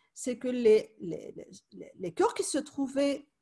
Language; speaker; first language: French; non-native, fluent; Spanish